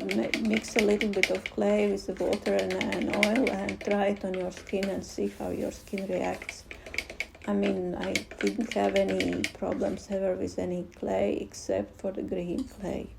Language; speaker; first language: English; non-native, fluent; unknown